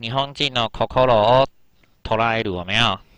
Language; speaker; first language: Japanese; non-native, fluent; Chinese